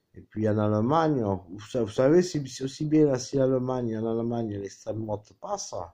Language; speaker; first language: French; native; French